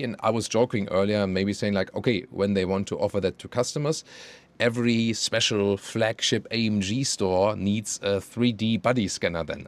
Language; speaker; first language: English; non-native, fluent; German